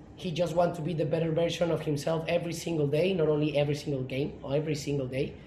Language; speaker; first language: English; non-native, fluent; Spanish